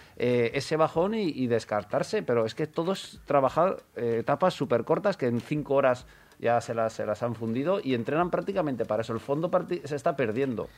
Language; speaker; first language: Spanish; native; Spanish